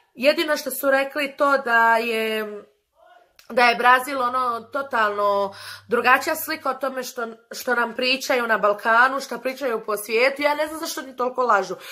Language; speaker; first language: Croatian; early bilingual, other home language; Portuguese